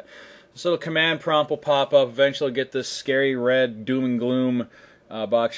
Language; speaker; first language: English; native; English